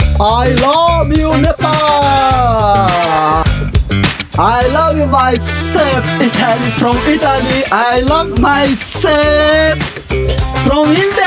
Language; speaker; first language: English; non-native, learner; Nepali